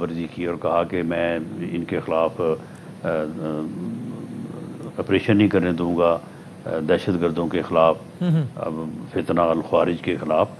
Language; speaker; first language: Urdu; non-native, local second language; Punjabi